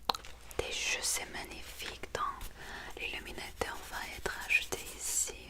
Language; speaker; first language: French; non-native, learner; English